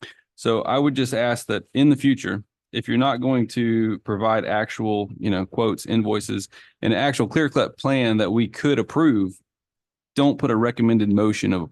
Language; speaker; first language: English; native; English